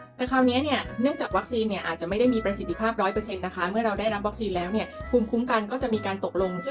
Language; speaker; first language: Thai; native; Thai